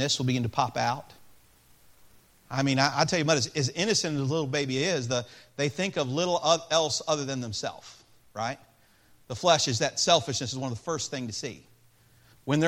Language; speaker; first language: English; native; English